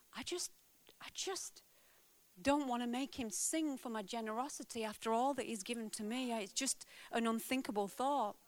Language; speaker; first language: English; native; English